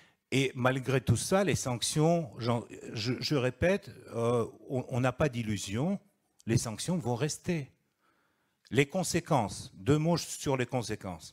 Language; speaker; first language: French; non-native, fluent; Russian